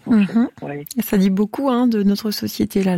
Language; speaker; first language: French; native; French